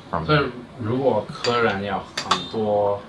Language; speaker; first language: Chinese; non-native, learner; English